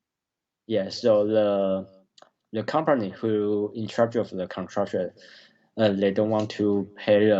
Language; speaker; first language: English; non-native, learner; Chinese